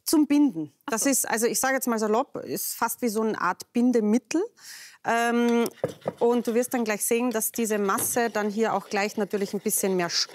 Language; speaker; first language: German; native; German